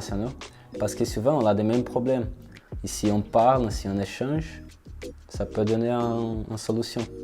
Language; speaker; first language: French; non-native, learner; Portuguese